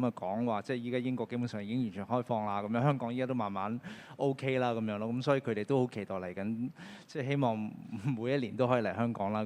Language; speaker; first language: Cantonese; native; Cantonese